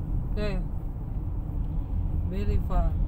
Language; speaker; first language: English; non-native, learner; Filipino